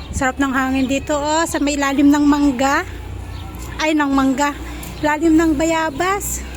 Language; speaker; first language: Filipino; native; Filipino